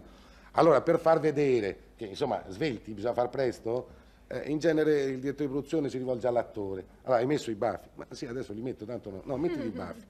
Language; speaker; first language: Italian; native; Italian